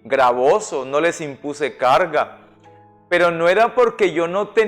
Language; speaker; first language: Spanish; native; Spanish